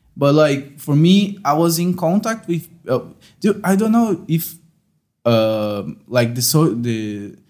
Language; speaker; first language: English; non-native, fluent; Portuguese